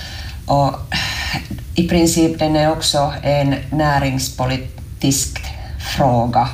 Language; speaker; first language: Swedish; non-native, local second language; Finnish